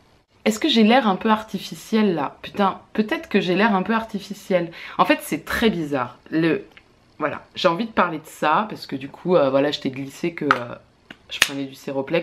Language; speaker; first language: French; native; French